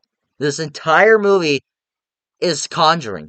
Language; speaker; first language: English; native; English